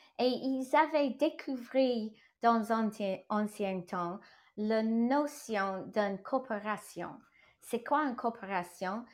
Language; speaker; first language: French; non-native, learner; English